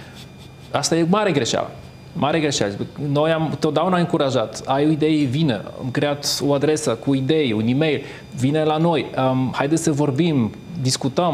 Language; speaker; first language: Romanian; non-native, fluent; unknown